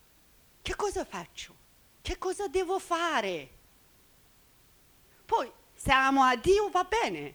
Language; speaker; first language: Italian; non-native, learner; Persian